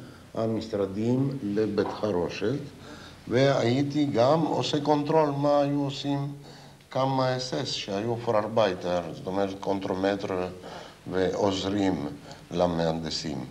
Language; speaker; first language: Hebrew; non-native, fluent; Ladino